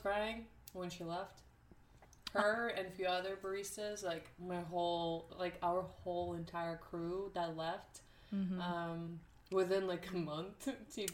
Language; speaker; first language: English; non-native, fluent; Russian